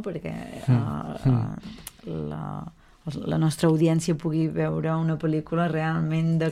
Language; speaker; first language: Catalan; native; Catalan